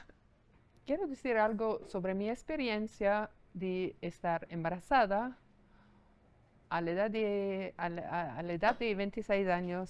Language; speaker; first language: Spanish; non-native, fluent; German